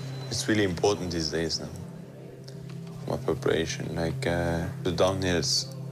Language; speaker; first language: English; non-native, fluent; Luxembourgish